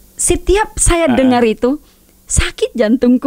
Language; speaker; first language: Indonesian; non-native, learner; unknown